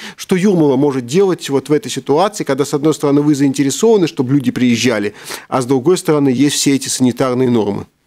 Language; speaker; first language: Russian; native; Russian